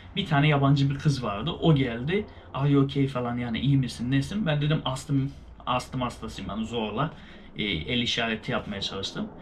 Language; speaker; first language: Turkish; native; Turkish